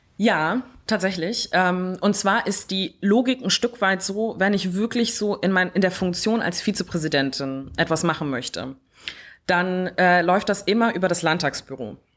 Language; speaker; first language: German; early bilingual, other home language; French